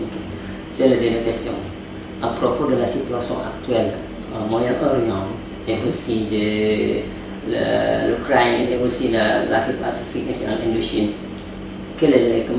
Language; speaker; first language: French; non-native, learner; Indonesian